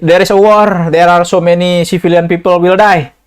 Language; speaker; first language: English; non-native, learner; Indonesian